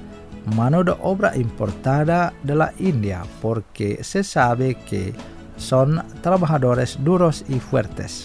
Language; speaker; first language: Spanish; non-native, fluent; Indonesian